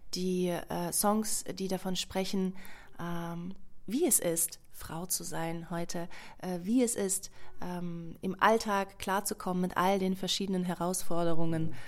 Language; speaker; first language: German; non-native, fluent; Russian